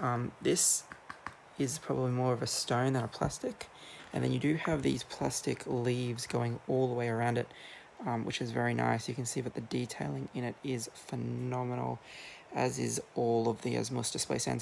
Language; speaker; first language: English; native; English